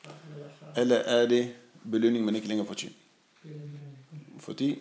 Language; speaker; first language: Danish; non-native, fluent; Arabic